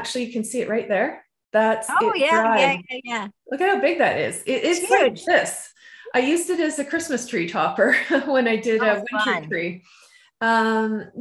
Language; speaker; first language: English; native; English